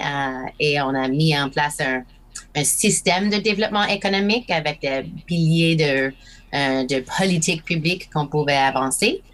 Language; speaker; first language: French; non-native, local second language; English